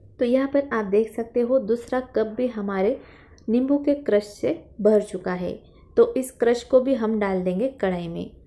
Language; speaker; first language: Hindi; non-native, local second language; Marathi